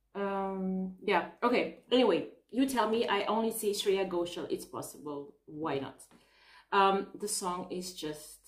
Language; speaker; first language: English; non-native, fluent; Arabic